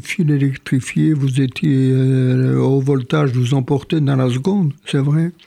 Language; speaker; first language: French; non-native, fluent; Polish